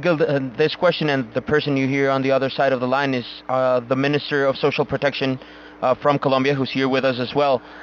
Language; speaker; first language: English; non-native, fluent; Spanish